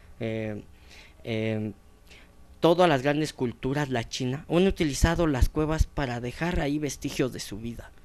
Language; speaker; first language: Spanish; native; Spanish